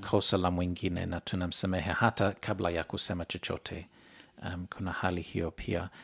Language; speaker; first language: Swahili; non-native, fluent; English